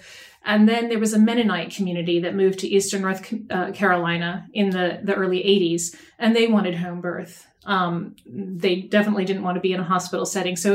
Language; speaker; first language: English; native; English